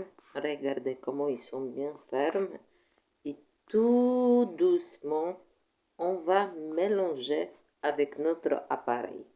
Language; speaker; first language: French; non-native, fluent; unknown